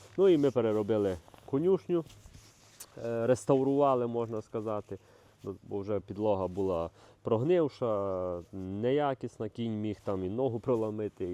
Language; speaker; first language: Ukrainian; native; Ukrainian